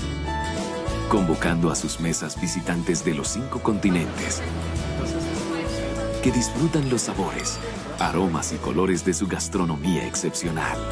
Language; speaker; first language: Spanish; native; Spanish